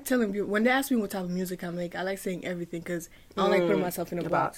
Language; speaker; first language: English; non-native, fluent; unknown